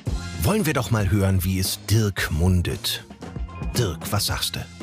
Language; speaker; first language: German; native; German